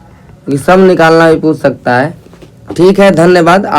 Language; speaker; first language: Hindi; native; Hindi